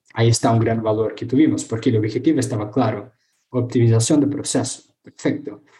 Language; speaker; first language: Spanish; non-native, fluent; Portuguese